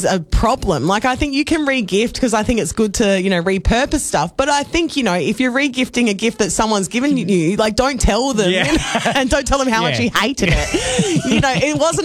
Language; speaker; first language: English; native; English